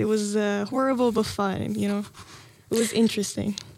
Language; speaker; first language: English; non-native, fluent; Norwegian